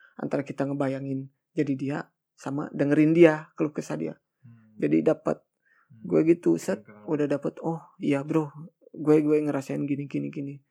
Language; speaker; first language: Indonesian; native; Indonesian